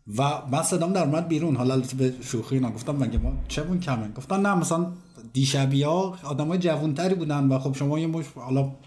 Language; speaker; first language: Persian; native; Persian